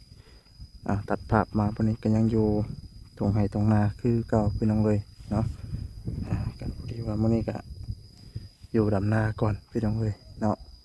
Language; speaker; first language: Thai; non-native, local second language; Lao